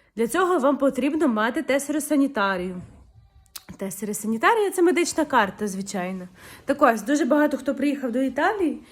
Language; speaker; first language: Ukrainian; native; Ukrainian